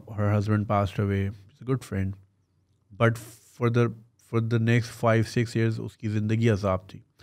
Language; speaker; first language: Urdu; native; Urdu